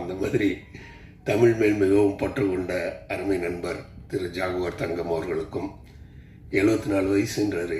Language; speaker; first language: Tamil; native; Tamil